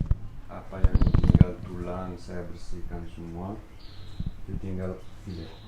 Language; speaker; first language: Indonesian; non-native, fluent; Turkish